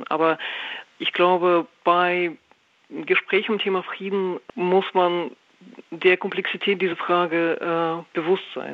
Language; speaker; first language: German; non-native, fluent; Russian